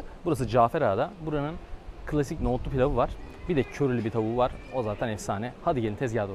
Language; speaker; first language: Turkish; native; Turkish